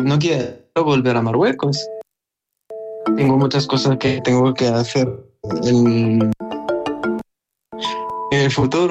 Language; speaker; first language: Spanish; non-native, learner; Arabic